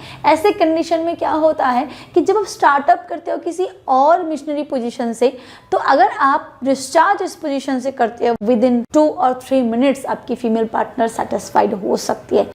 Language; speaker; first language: Hindi; native; Hindi